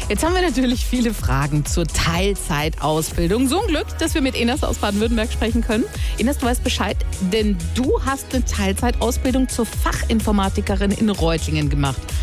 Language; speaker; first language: German; native; German